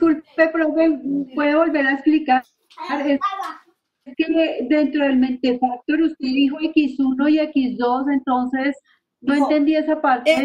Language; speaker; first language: Spanish; native; Spanish